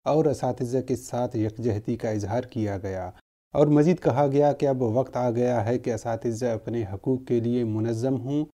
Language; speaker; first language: Urdu; non-native, local second language; Baluchi